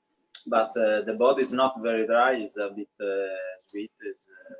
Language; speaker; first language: English; non-native, learner; Italian